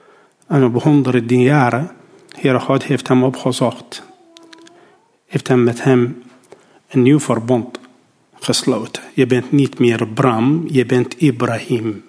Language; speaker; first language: Dutch; non-native, learner; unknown